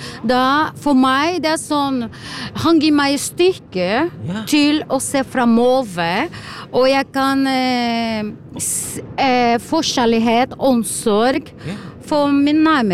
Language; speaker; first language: Norwegian; non-native, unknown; Portuguese